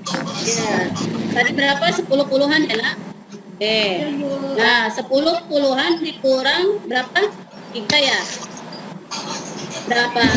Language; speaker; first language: Indonesian; native; Indonesian